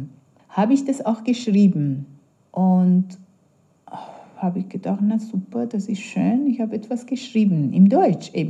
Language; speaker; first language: German; non-native, fluent; Persian